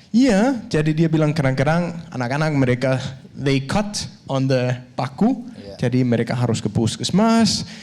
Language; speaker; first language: Indonesian; non-native, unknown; Danish